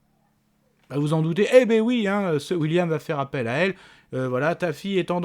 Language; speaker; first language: French; native; French